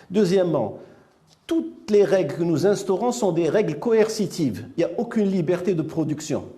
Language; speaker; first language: French; non-native, local second language; Arabic